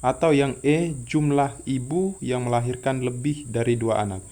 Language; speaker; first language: Indonesian; native; Indonesian